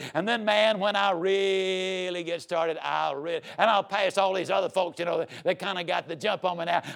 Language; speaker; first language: English; native; English